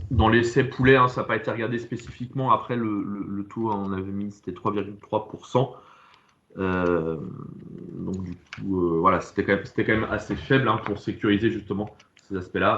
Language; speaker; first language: French; native; French